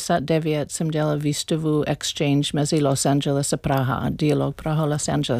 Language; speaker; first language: Czech; non-native, learner; English